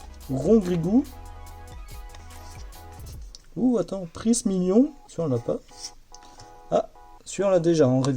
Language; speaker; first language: French; native; French